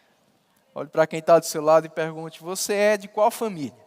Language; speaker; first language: Portuguese; native; Portuguese